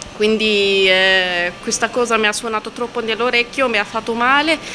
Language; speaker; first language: Italian; non-native, fluent; Arabic